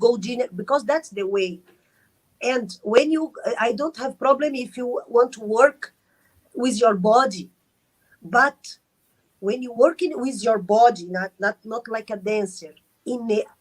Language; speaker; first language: English; non-native, learner; Arabic